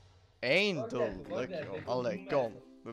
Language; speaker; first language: Dutch; native; Dutch